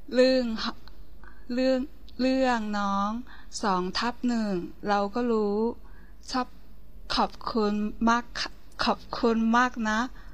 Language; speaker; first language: Thai; non-native, learner; Chinese